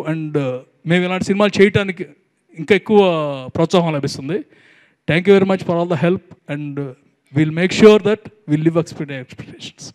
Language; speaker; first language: Telugu; native; Telugu